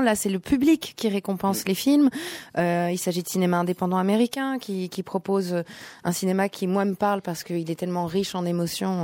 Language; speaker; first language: French; native; French